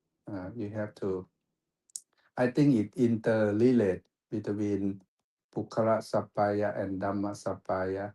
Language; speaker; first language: English; non-native, fluent; Thai